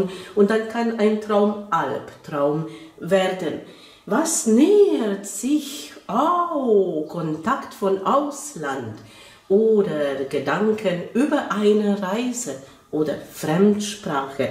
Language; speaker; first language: German; non-native, fluent; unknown